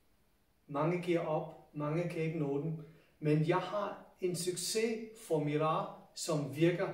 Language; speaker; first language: Danish; non-native, fluent; English